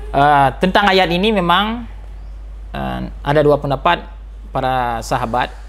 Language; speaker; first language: Malay; non-native, local second language; Achinese